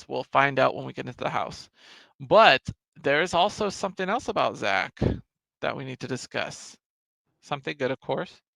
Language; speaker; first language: English; native; English